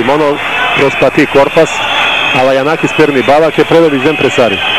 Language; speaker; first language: Greek; non-native, fluent; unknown